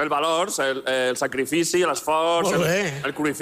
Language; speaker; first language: Catalan; non-native, local second language; Spanish